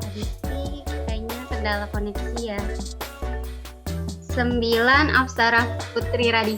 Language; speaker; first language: Indonesian; native; Indonesian